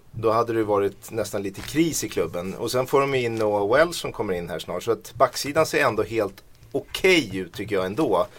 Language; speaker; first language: Swedish; native; Swedish